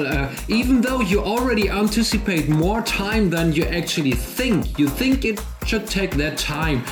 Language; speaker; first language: English; non-native, fluent; German